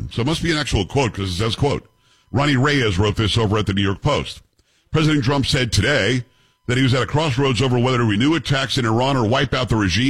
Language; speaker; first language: English; native; English